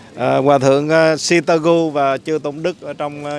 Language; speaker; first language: Vietnamese; native; Vietnamese